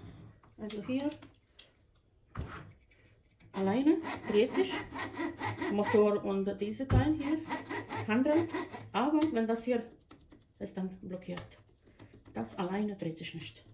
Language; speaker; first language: German; non-native, fluent; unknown